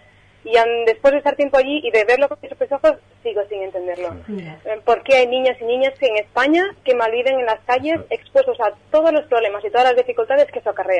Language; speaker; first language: Spanish; native; Spanish